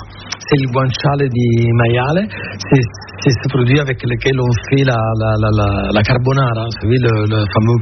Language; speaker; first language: French; non-native, fluent; Italian